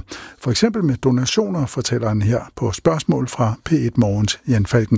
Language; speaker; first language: Danish; native; Danish